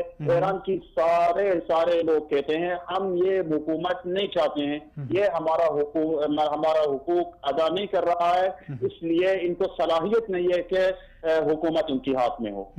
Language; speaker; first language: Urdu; non-native, learner; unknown